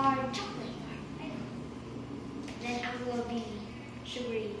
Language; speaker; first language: English; non-native, learner; Vietnamese